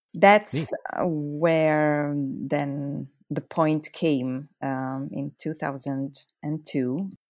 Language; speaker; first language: English; non-native, fluent; Italian